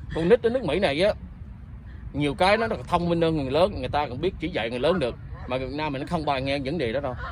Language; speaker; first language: Vietnamese; native; Vietnamese